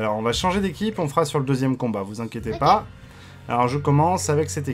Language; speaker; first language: French; native; French